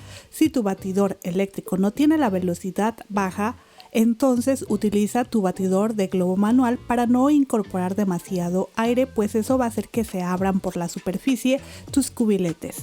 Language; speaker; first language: Spanish; native; Spanish